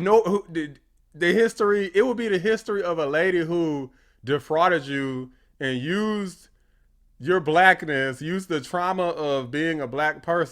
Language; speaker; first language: English; native; English